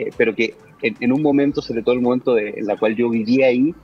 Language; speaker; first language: Spanish; native; Spanish